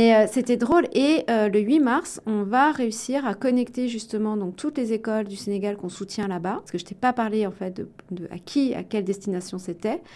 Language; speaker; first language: French; native; French